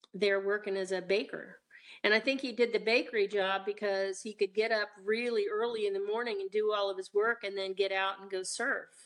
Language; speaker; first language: English; native; English